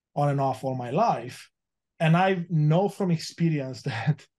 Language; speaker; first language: English; early bilingual, other home language; Romanian